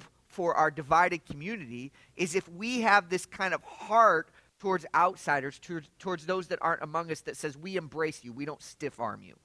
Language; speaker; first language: English; native; English